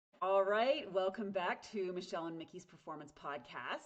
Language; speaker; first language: English; native; English